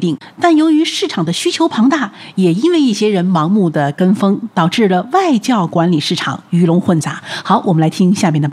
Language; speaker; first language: Chinese; native; Chinese